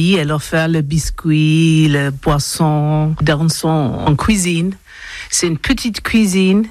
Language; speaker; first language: French; non-native, learner; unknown